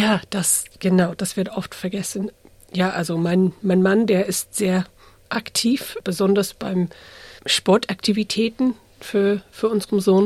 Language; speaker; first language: German; non-native, fluent; English